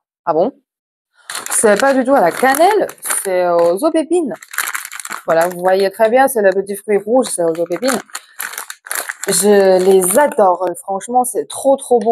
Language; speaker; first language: French; non-native, fluent; Chinese